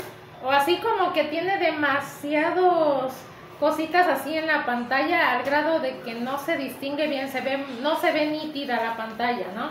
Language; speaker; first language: Spanish; native; Spanish